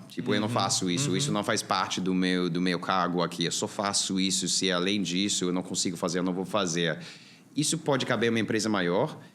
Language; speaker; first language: Portuguese; non-native, fluent; English